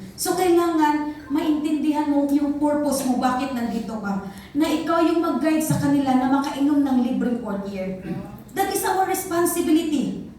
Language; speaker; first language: Filipino; non-native, local second language; Cebuano